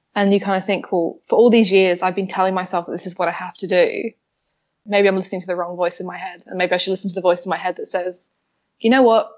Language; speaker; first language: English; native; English